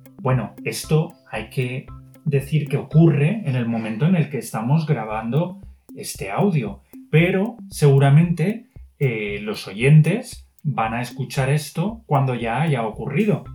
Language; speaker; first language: Spanish; native; Spanish